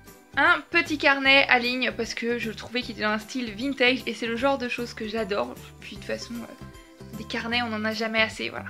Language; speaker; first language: French; native; French